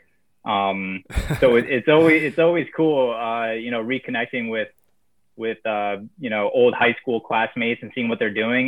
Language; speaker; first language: English; native; English